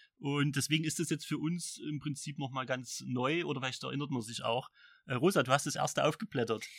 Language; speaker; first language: German; native; German